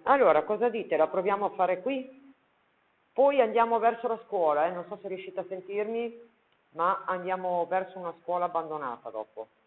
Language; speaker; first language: Italian; native; Italian